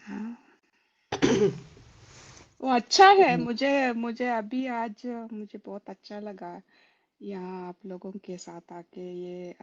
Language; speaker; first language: Hindi; non-native, local second language; Kannada